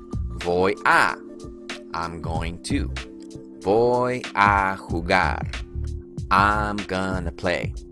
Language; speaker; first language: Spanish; early bilingual, heritage; Spanish